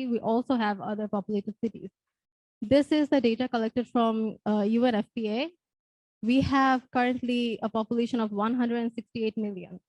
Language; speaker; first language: English; non-native, local second language; Bangla